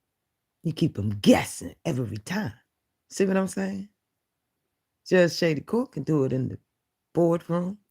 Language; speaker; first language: English; native; English